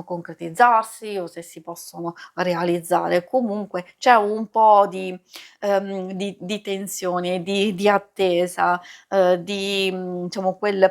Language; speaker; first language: Italian; native; Italian